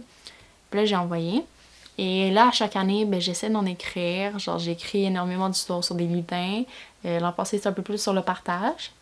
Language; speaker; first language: French; native; French